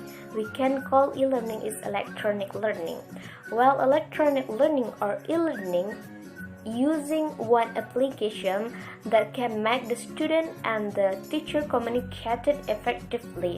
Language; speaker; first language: English; non-native, learner; Indonesian